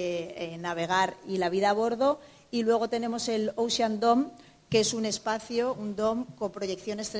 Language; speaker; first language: Spanish; native; Spanish